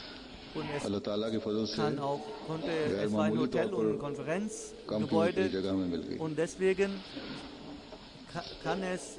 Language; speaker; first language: German; non-native, fluent; Urdu